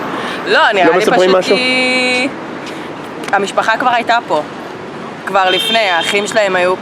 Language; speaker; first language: Hebrew; native; Hebrew